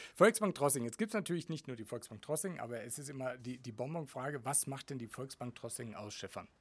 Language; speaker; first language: German; native; German